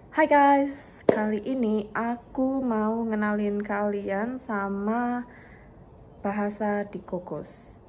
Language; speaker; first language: Indonesian; native; Indonesian